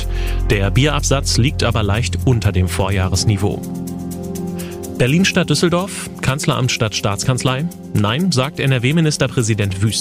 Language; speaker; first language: German; native; German